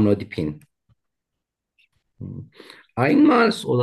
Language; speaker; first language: German; non-native, learner; Turkish